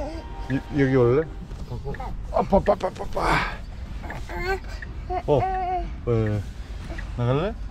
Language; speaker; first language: Korean; early bilingual, heritage; English